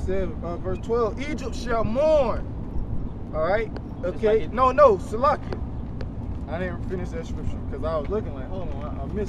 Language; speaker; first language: English; native; English